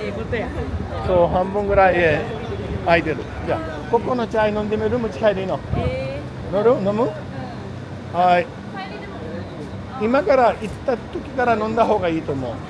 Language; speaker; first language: Japanese; non-native, fluent; Urdu